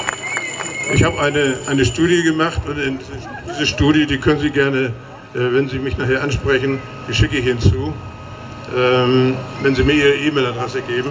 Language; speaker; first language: German; native; German